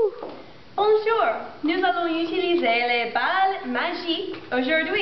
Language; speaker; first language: French; non-native, learner; English